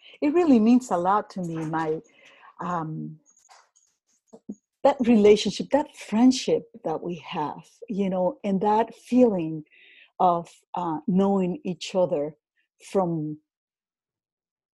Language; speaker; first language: English; non-native, fluent; Spanish